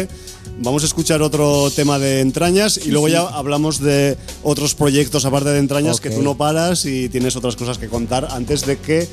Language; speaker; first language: Spanish; native; Spanish